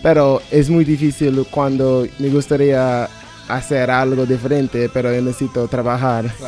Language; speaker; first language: Spanish; non-native, learner; English